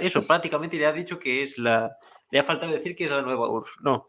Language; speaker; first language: Spanish; native; Spanish